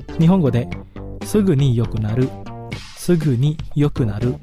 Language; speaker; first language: Japanese; non-native, fluent; Indonesian